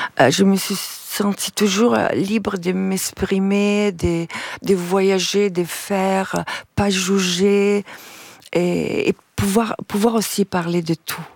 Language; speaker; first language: French; non-native, fluent; Italian